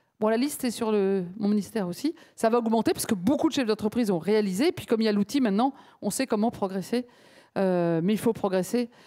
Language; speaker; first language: French; native; French